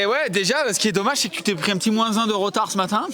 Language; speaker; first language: French; native; French